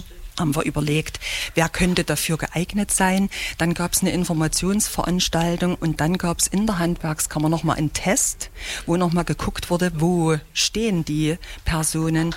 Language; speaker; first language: German; native; German